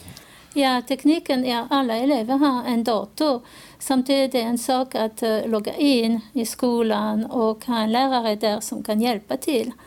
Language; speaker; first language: Swedish; non-native, fluent; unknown